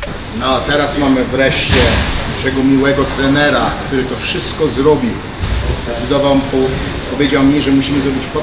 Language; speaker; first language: Polish; early bilingual, heritage; Polish